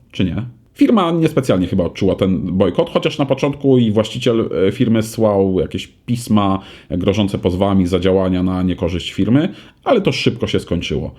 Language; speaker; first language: Polish; native; Polish